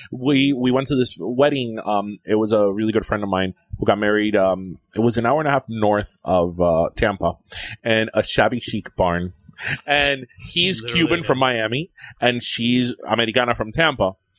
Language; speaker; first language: English; early bilingual, other home language; Spanish